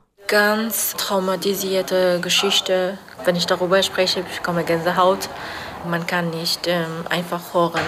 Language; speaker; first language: German; non-native, fluent; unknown